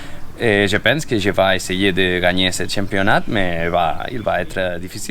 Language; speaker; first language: French; non-native, fluent; Spanish